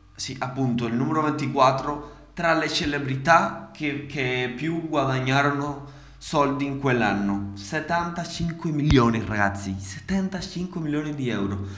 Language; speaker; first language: Italian; early bilingual, other home language; Spanish